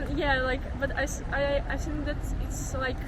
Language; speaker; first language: English; non-native, fluent; Ukrainian